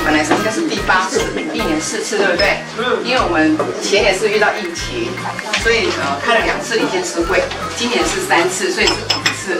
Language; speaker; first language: Chinese; native; Chinese